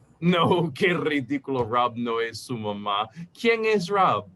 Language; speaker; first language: Spanish; non-native, fluent; English